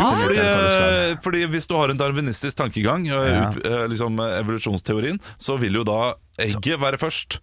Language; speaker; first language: Norwegian; native; Norwegian